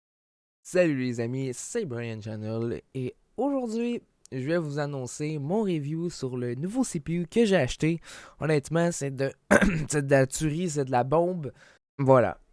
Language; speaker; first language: French; native; French